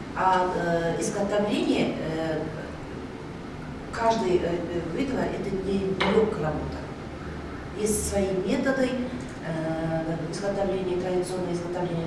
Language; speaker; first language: Russian; non-native, local second language; Kazakh